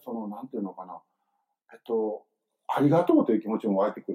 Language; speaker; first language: Japanese; native; Japanese